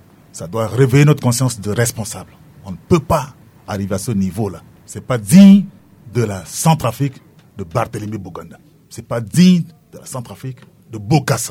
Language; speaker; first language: French; non-native, local second language; Sango